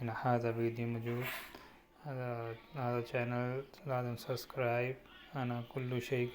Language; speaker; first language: Arabic; non-native, learner; Urdu